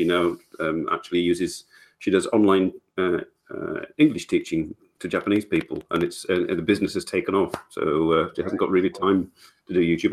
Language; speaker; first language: English; native; English